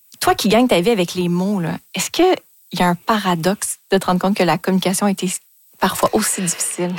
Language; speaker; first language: French; native; French